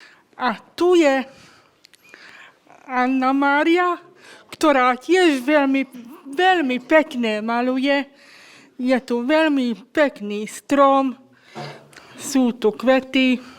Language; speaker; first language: Slovak; non-native, local second language; Hungarian